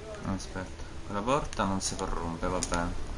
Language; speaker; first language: Italian; native; Italian